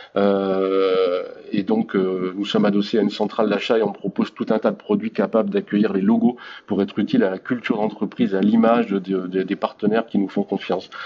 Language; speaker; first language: French; native; French